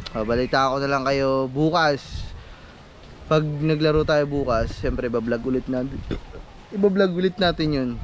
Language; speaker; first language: Filipino; native; Filipino